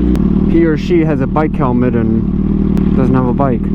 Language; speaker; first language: English; native; English